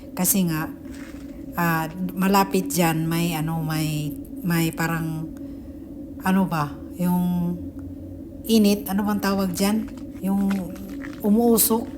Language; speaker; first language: Filipino; non-native, local second language; Cebuano